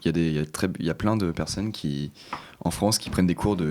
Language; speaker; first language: French; native; French